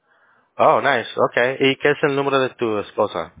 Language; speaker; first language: Spanish; early bilingual, heritage; English